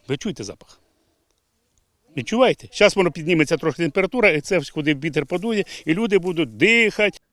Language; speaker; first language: Ukrainian; native; Ukrainian